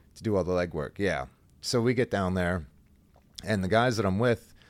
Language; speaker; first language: English; native; English